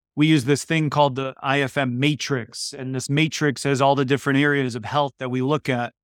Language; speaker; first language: English; early bilingual, other home language; Polish